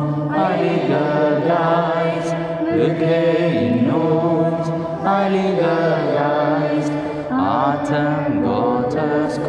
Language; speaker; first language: German; non-native, learner; Malayalam